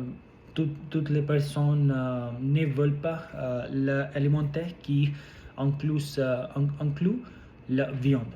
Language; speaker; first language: French; non-native, learner; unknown